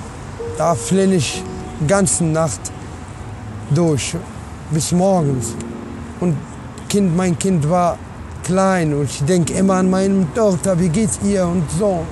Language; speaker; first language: German; non-native, learner; Arabic